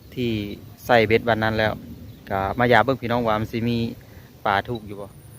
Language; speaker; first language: Thai; native; Thai